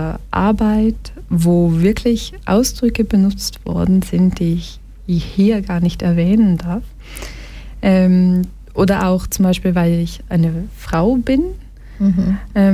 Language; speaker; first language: German; early bilingual, other home language; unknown